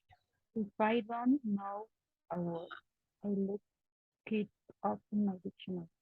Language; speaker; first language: English; non-native, learner; Spanish